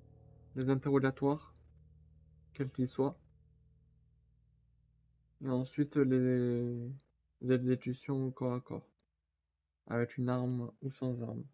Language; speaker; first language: French; native; French